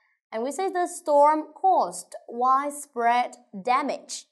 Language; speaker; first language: English; non-native, fluent; Vietnamese